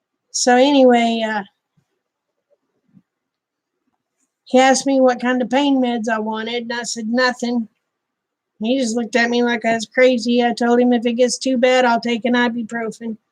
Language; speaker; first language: English; native; English